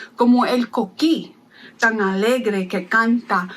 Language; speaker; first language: Spanish; early bilingual, other home language; English